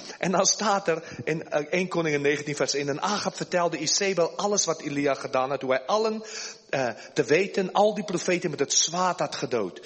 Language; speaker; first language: Dutch; early bilingual, heritage; Dutch